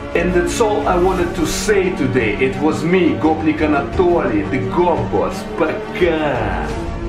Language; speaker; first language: English; non-native, fluent; Russian